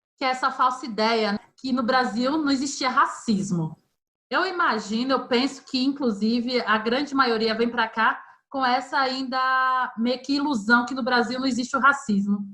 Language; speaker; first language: Portuguese; native; Portuguese